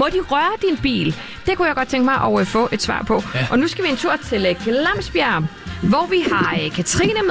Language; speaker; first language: Danish; native; Danish